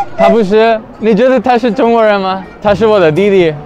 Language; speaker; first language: Chinese; non-native, fluent; Spanish